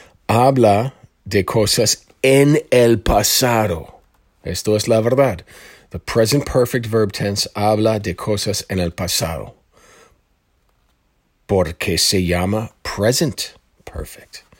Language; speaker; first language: Spanish; non-native, fluent; English